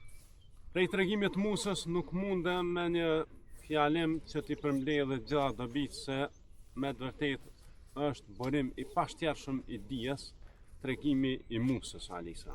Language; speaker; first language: Albanian; native; Albanian